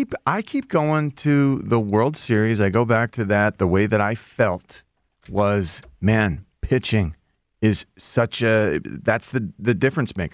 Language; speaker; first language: English; native; English